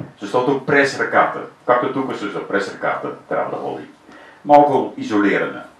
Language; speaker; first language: Bulgarian; non-native, learner; Dutch